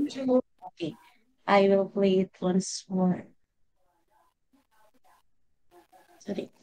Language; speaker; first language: English; non-native, learner; Indonesian